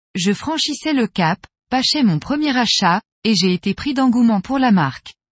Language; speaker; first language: French; native; French